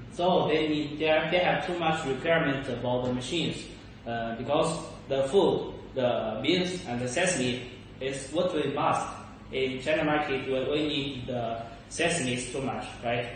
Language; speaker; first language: English; non-native, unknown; Chinese